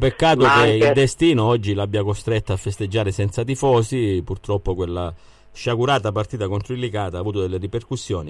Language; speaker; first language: Italian; native; Italian